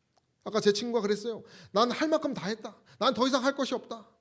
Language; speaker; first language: Korean; native; Korean